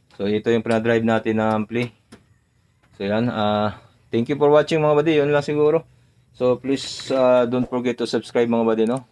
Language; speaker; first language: Filipino; non-native, local second language; Cebuano